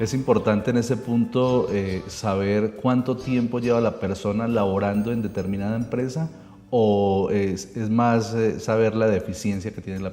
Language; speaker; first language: Spanish; native; Spanish